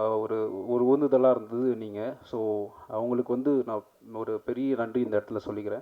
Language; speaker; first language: Tamil; native; Tamil